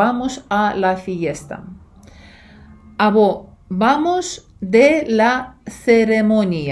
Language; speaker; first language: Spanish; non-native, fluent; Ukrainian